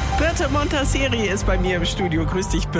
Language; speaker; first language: German; native; German